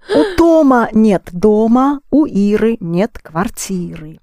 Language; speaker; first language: Russian; native; Russian